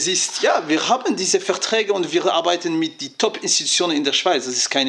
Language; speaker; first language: German; non-native, fluent; French